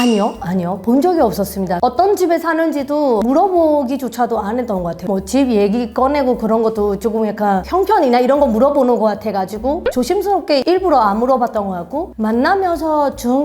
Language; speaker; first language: Korean; non-native, fluent; Burmese